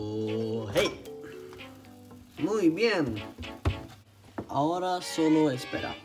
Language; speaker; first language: Spanish; non-native, learner; Swedish